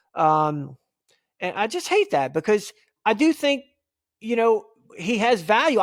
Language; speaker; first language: English; native; English